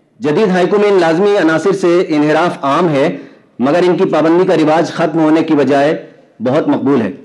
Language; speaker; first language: Urdu; native; Urdu